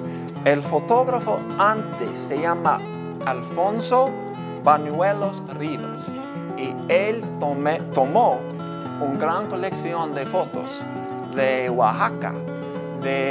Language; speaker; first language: Spanish; non-native, learner; English